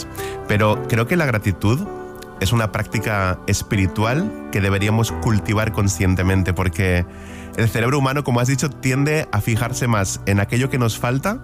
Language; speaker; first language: Spanish; native; Spanish